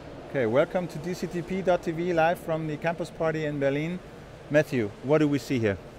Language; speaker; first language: English; non-native, fluent; German